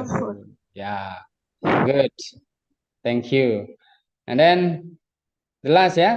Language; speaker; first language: English; non-native, fluent; Indonesian